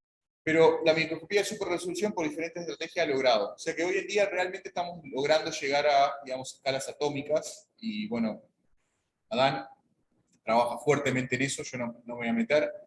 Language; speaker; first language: Spanish; native; Spanish